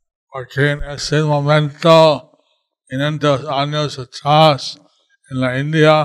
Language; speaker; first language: Spanish; non-native, learner; English